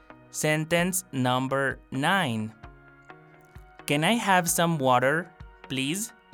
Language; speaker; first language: English; non-native, fluent; Spanish